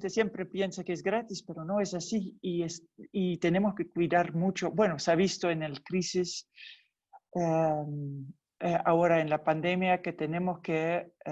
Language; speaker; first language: Spanish; non-native, fluent; Dutch